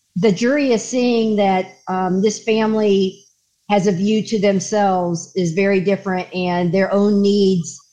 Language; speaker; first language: English; native; English